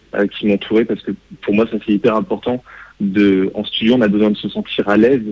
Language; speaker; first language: French; native; French